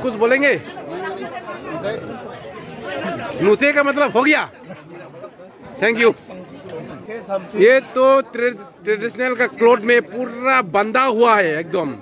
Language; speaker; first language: Hindi; non-native, local second language; Rongmei Naga